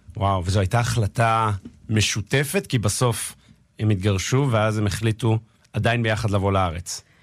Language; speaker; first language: Hebrew; native; Hebrew